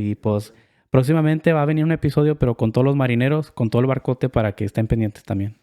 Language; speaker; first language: Spanish; early bilingual, heritage; Spanish